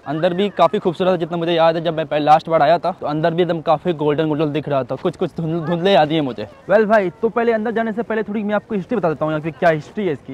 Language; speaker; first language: Hindi; native; Hindi